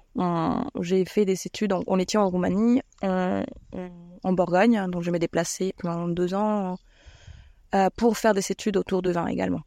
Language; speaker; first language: French; non-native, fluent; Spanish